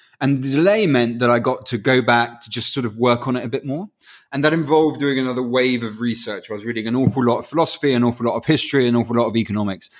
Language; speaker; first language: English; early bilingual, other home language; Spanish